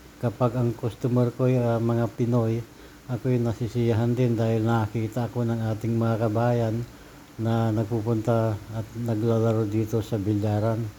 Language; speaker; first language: Filipino; native; Filipino